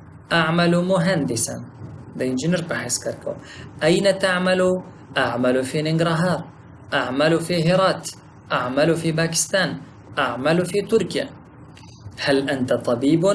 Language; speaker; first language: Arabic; non-native, fluent; Pashto